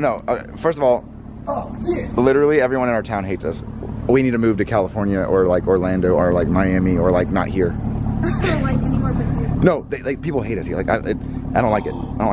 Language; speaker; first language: English; native; English